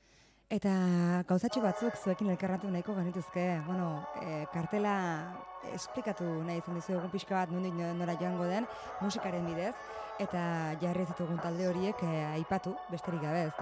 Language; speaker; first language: Basque; native; Basque